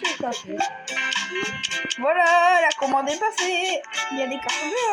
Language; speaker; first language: French; native; French